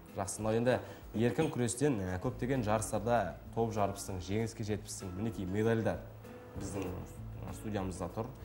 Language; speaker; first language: Kazakh; native; Kazakh